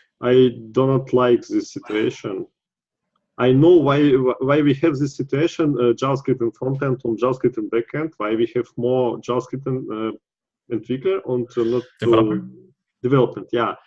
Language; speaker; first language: English; non-native, learner; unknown